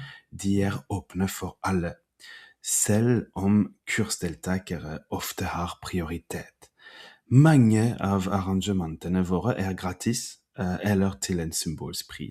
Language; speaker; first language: Norwegian; non-native, fluent; French